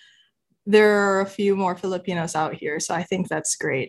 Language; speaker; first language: English; non-native, local second language; Filipino